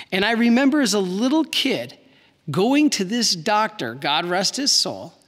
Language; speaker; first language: English; native; English